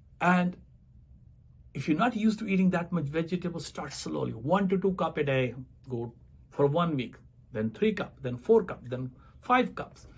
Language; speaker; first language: English; non-native, local second language; Punjabi